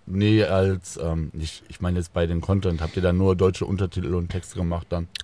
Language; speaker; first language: German; native; German